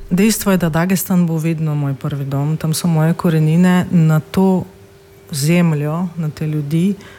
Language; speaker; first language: Slovenian; non-native, fluent; Russian